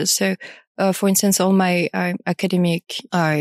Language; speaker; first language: English; non-native, fluent; French